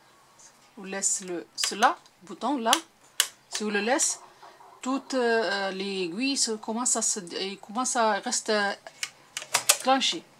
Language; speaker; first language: French; non-native, local second language; Arabic